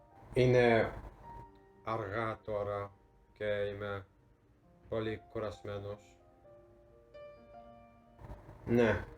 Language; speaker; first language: Greek; non-native, learner; English